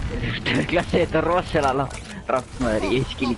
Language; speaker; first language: Icelandic; early bilingual, other home language; Norwegian